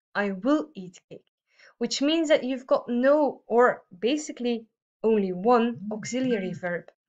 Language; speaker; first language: English; non-native, fluent; Dutch